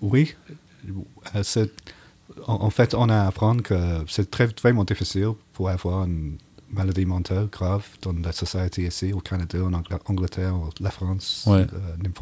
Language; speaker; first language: French; non-native, learner; English